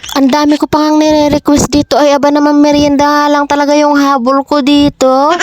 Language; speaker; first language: Filipino; non-native, local second language; Iloko